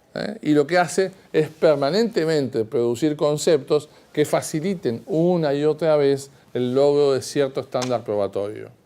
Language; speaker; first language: Spanish; native; Spanish